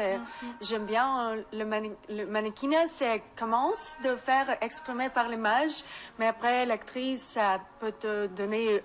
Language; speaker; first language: French; non-native, learner; Russian